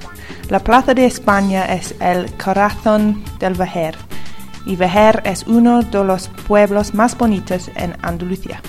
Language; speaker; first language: Spanish; non-native, learner; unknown